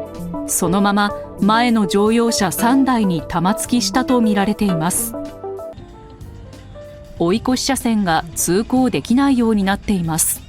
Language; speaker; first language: Japanese; native; Japanese